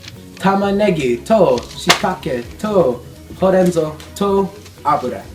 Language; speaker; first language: Japanese; non-native, learner; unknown